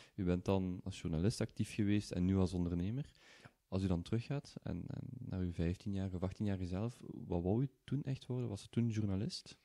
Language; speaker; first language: Dutch; native; Dutch